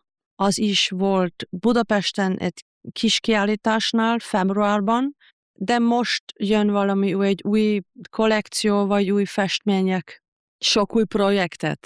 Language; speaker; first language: Hungarian; non-native, fluent; German